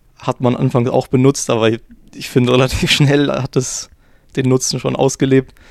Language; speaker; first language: German; early bilingual, other home language; Russian